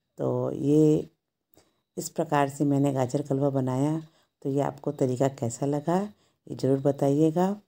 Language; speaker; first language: Hindi; native; Hindi